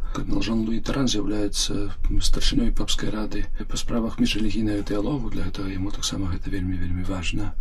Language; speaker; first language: Belarusian; non-native, local second language; Polish